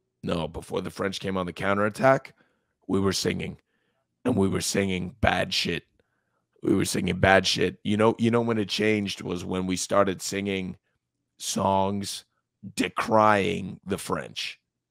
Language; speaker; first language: English; early bilingual, other home language; Spanish